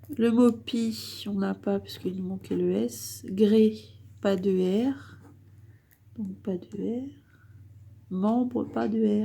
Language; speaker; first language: French; native; French